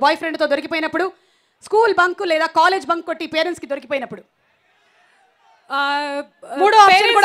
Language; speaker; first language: Telugu; native; Telugu